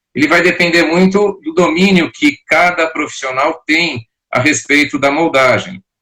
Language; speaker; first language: Portuguese; native; Portuguese